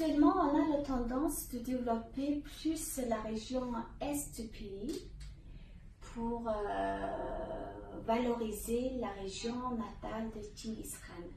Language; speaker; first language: French; non-native, fluent; Mongolian